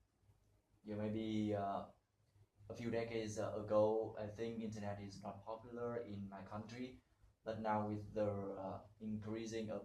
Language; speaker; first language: English; non-native, learner; Vietnamese